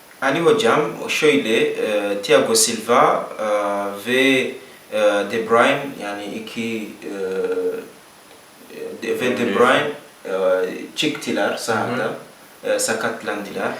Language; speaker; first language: Turkish; non-native, learner; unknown